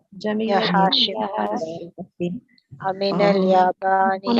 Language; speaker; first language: Arabic; non-native, learner; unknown